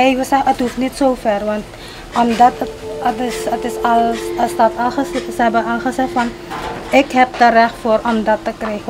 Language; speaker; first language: Dutch; non-native, local second language; Caribbean Hindustani